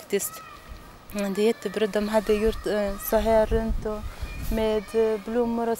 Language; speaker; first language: Swedish; non-native, learner; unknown